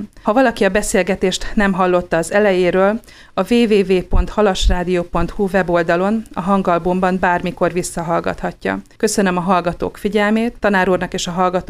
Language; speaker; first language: Hungarian; native; Hungarian